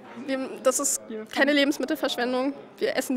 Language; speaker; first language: German; native; German